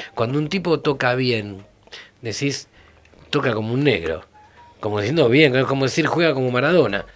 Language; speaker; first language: Spanish; native; Spanish